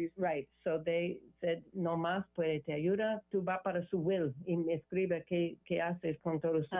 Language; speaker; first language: Spanish; non-native, learner; English